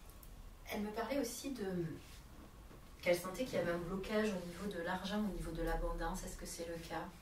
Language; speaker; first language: French; native; French